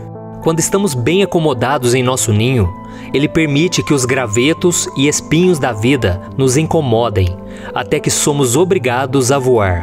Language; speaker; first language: Portuguese; native; Portuguese